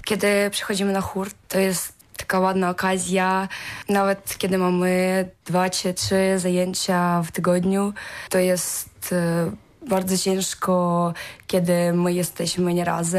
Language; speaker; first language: Polish; non-native, learner; Ukrainian